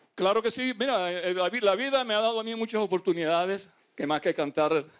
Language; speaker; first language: Spanish; native; Spanish